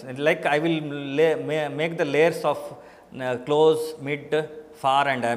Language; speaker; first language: Telugu; non-native, learner; Kannada